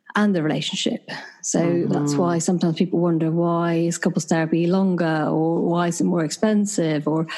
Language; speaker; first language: English; non-native, fluent; Swedish